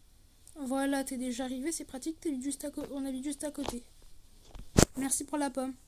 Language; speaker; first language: French; native; French